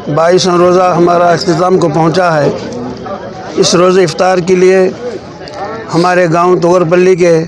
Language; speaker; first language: Urdu; native; Urdu